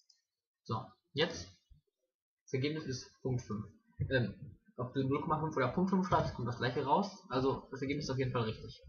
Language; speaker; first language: German; native; German